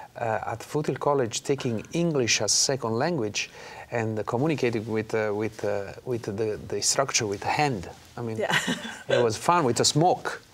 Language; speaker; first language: English; non-native, fluent; Italian